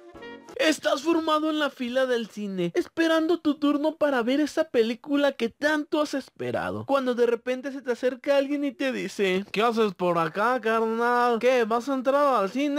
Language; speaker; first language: Spanish; native; Spanish